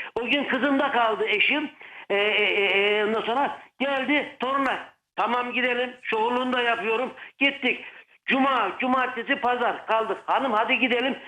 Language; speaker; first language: Turkish; native; Turkish